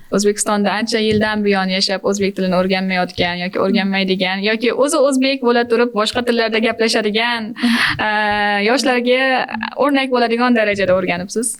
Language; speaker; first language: Uzbek; native; Uzbek